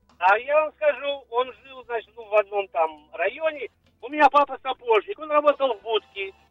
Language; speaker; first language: Russian; native; Russian